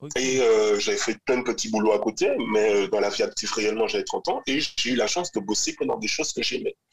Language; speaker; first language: French; native; French